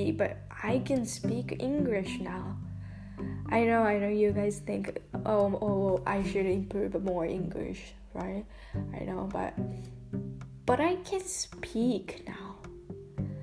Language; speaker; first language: English; non-native, learner; Japanese